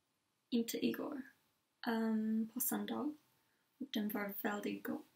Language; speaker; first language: Swedish; non-native, learner; English